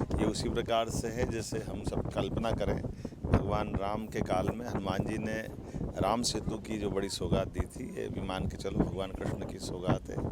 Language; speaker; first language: Hindi; native; Hindi